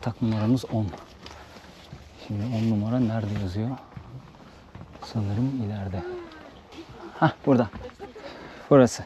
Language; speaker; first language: Turkish; native; Turkish